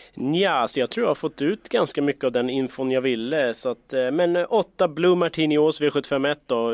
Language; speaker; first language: Swedish; native; Swedish